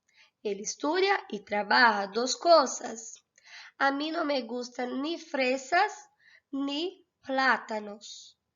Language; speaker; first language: Spanish; non-native, fluent; Portuguese